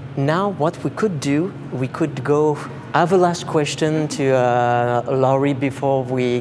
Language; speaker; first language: English; non-native, fluent; French